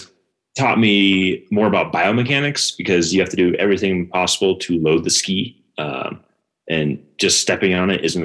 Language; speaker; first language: English; native; English